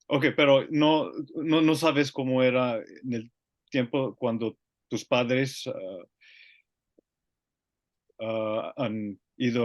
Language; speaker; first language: Spanish; non-native, learner; Finnish